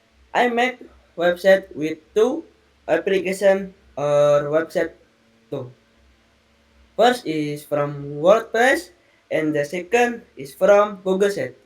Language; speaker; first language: English; non-native, learner; Indonesian